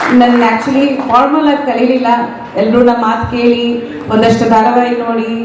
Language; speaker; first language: Kannada; non-native, fluent; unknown